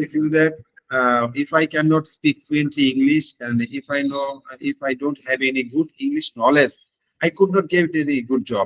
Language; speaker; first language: English; non-native, learner; Bangla